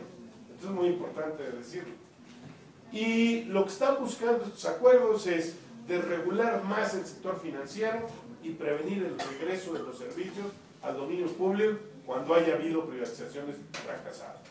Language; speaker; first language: Spanish; native; Spanish